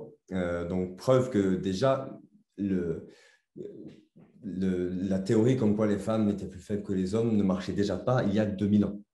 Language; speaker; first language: French; native; French